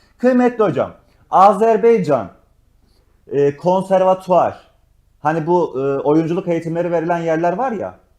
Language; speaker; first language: Turkish; native; Turkish